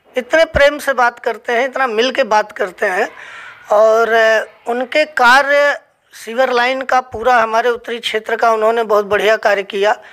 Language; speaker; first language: Hindi; native; Hindi